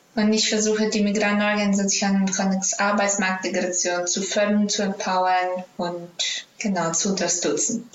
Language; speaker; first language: German; non-native, fluent; Greek